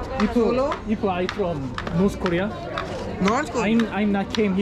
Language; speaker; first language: English; non-native, learner; Korean